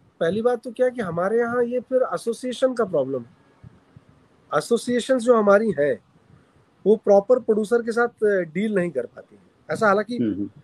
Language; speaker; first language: Hindi; native; Hindi